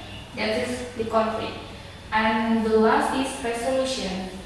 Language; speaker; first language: English; non-native, learner; Indonesian